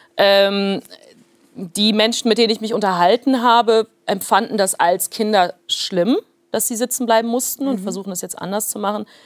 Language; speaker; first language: German; early bilingual, other home language; Plautdietsch